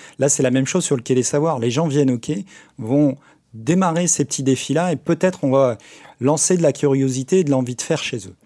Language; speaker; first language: French; native; French